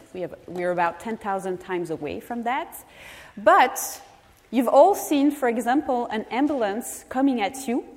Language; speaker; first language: English; non-native, fluent; French